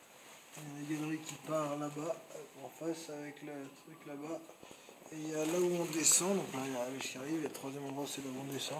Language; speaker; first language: French; native; French